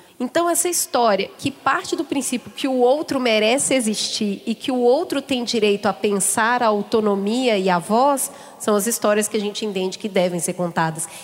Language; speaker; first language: Portuguese; native; Portuguese